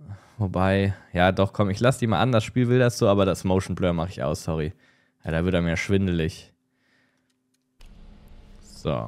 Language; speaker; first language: German; native; German